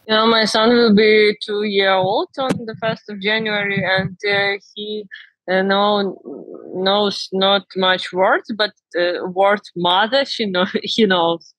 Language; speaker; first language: English; non-native, learner; Ukrainian